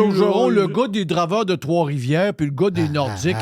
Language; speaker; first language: French; native; French